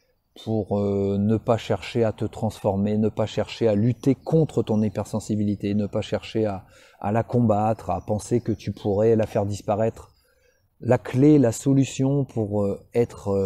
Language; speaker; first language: French; native; French